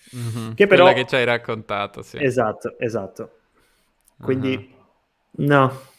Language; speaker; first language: Italian; non-native, fluent; Portuguese